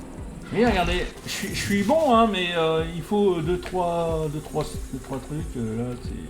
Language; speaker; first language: French; native; French